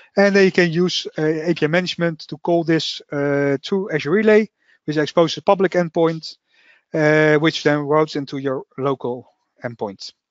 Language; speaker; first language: English; non-native, fluent; Dutch